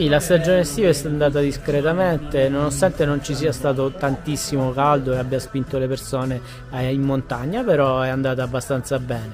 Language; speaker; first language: Italian; native; Italian